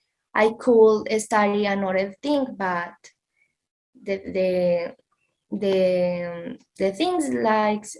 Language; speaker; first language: English; non-native, learner; Spanish